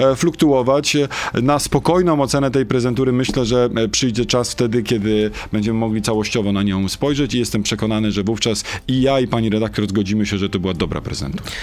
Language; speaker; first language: Polish; native; Polish